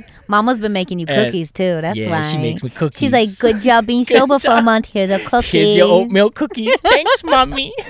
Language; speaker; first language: English; native; English